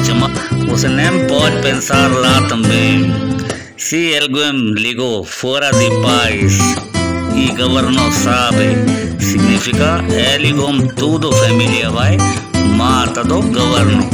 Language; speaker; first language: Portuguese; non-native, learner; Hindi